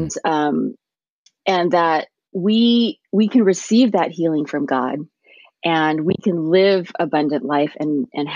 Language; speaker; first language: English; early bilingual, other home language; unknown